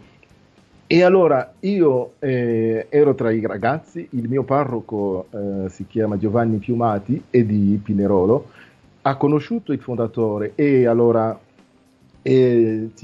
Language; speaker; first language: Italian; non-native, fluent; Nande